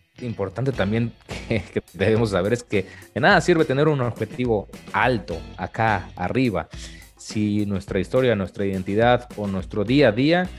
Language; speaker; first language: Spanish; native; Spanish